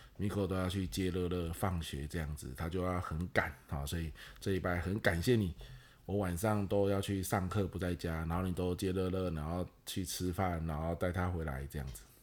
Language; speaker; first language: Chinese; native; Chinese